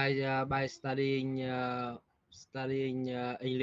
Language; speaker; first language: English; non-native, learner; Vietnamese